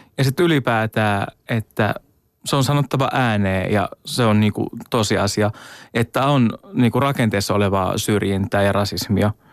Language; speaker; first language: Finnish; native; Finnish